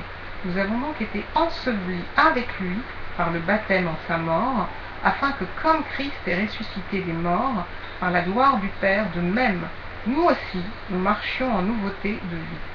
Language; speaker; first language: French; native; French